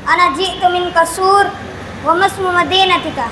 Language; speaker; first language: Arabic; non-native, learner; Urdu